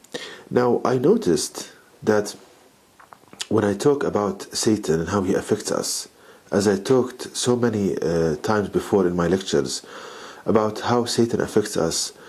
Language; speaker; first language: English; non-native, fluent; Arabic